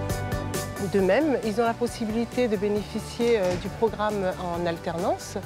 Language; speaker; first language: French; native; French